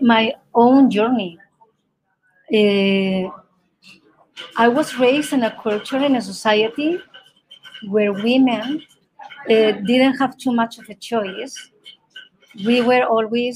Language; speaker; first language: English; non-native, fluent; Spanish